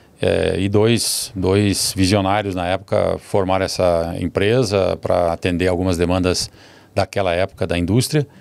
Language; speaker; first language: Portuguese; early bilingual, other home language; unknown